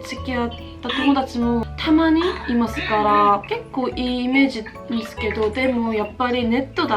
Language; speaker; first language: Japanese; non-native, learner; Korean